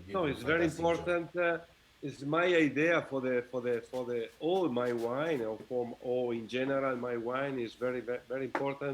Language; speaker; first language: English; non-native, learner; Italian